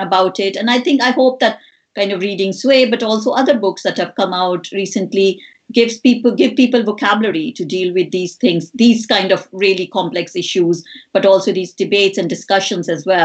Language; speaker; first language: English; non-native, local second language; Hindi